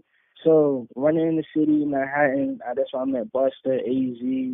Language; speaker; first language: English; native; English